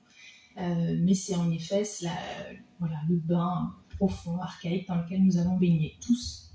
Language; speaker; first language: French; native; French